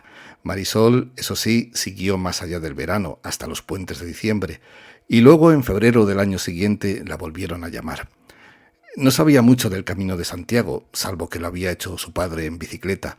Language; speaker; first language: Spanish; native; Spanish